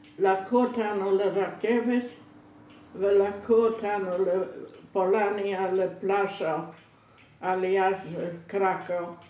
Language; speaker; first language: Hebrew; non-native, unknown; Hungarian